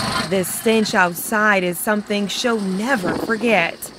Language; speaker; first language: English; native; English